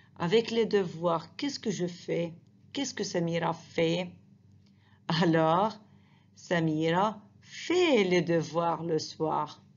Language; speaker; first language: French; non-native, fluent; Arabic